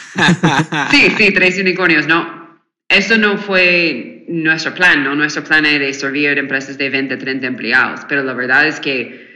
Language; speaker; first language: Spanish; non-native, fluent; English